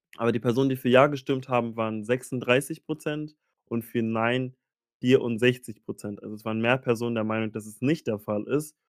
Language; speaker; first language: German; early bilingual, other home language; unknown